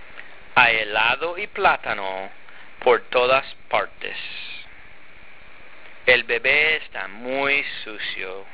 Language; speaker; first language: Spanish; non-native, fluent; English